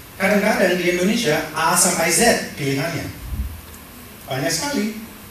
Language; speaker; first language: Indonesian; non-native, fluent; English